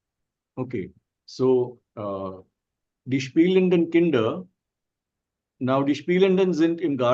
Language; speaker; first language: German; non-native, fluent; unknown